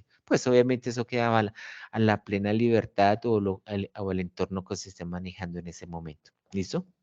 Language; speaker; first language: Spanish; native; Spanish